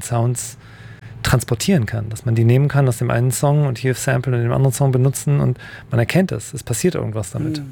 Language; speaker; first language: German; native; German